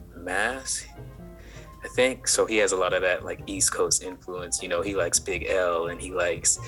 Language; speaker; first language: English; native; English